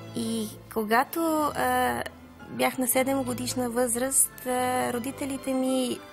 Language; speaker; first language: Bulgarian; native; Bulgarian